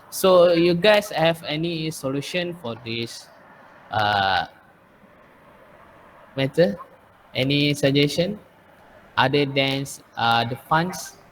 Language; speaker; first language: English; non-native, learner; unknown